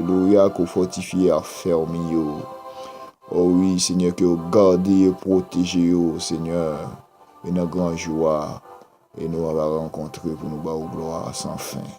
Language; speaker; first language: French; non-native, local second language; Haitian Creole